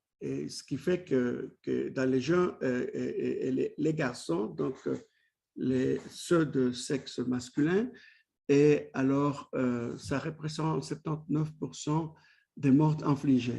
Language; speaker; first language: French; non-native, fluent; Spanish